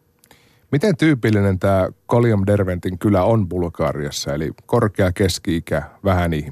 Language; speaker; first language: Finnish; native; Finnish